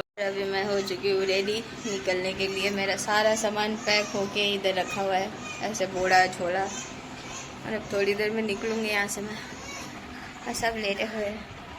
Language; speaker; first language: Hindi; native; Hindi